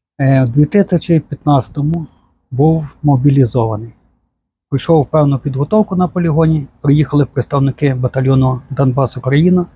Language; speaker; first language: Ukrainian; native; Ukrainian